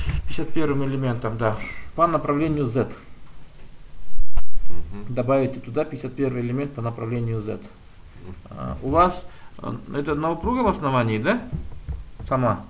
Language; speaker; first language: Russian; native; Russian